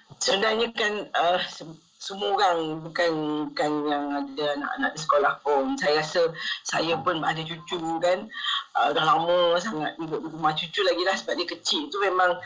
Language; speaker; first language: Malay; native; Malay